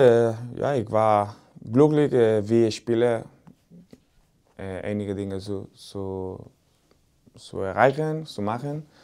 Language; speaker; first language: German; non-native, learner; Spanish